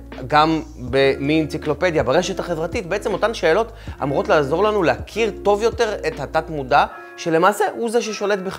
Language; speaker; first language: Hebrew; native; Hebrew